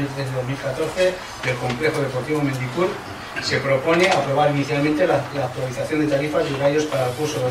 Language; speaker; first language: Spanish; native; Spanish